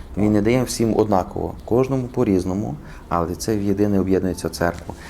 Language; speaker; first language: Ukrainian; native; Ukrainian